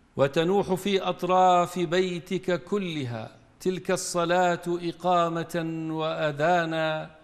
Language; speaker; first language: Arabic; native; Arabic